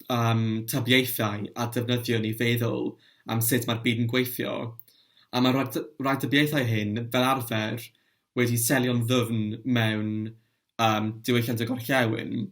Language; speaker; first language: Welsh; non-native, local second language; English